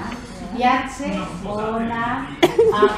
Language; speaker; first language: Italian; non-native, learner; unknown